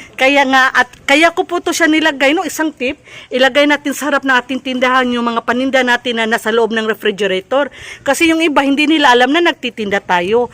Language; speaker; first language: Filipino; non-native, local second language; Cebuano